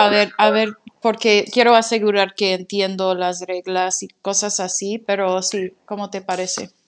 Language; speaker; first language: Spanish; non-native, fluent; English